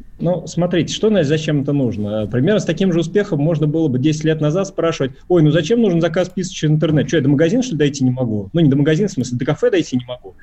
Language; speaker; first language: Russian; native; Russian